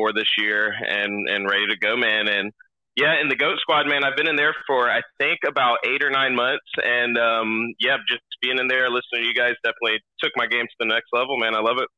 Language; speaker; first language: English; native; English